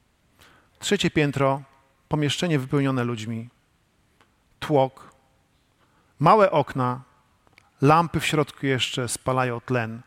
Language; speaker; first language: Polish; native; Polish